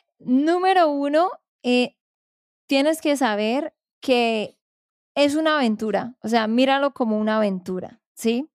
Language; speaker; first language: Spanish; native; Spanish